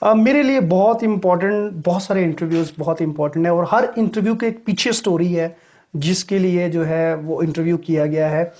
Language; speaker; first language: Urdu; non-native, local second language; Punjabi